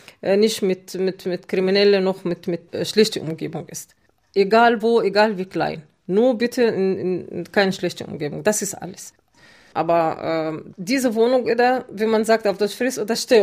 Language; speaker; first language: German; non-native, fluent; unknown